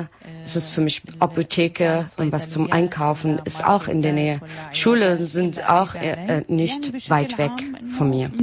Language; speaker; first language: German; non-native, learner; Arabic